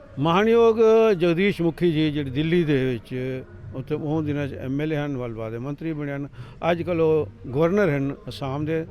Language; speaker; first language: Punjabi; non-native, local second language; Saraiki